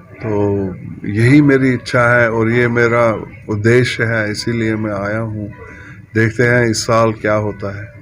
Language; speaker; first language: Hindi; non-native, local second language; Kashmiri